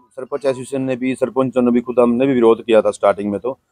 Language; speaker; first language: Hindi; native; Hindi